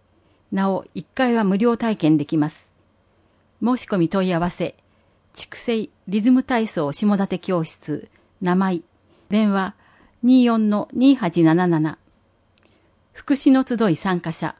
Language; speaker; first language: Japanese; native; Japanese